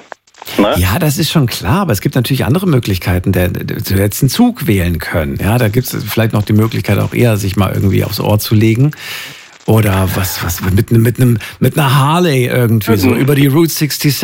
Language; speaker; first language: German; native; German